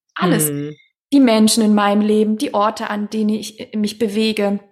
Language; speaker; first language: German; non-native, fluent; Swedish